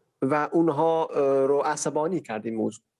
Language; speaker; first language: Persian; native; Persian